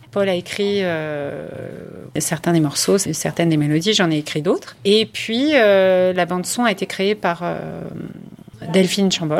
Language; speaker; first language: French; early bilingual, other home language; English